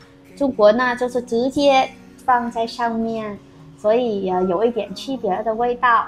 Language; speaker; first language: Chinese; non-native, fluent; Vietnamese